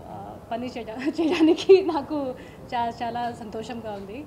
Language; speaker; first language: Telugu; non-native, learner; Hindi